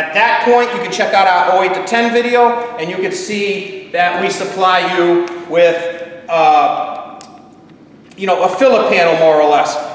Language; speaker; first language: English; native; English